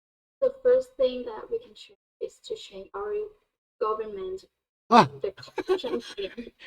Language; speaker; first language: English; non-native, fluent; Thai